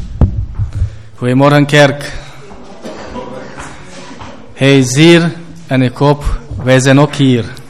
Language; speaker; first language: Dutch; non-native, fluent; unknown